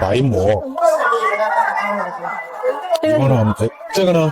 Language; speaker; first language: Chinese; non-native, fluent; Korean